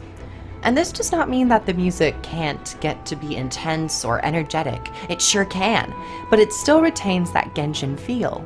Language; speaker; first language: English; native; English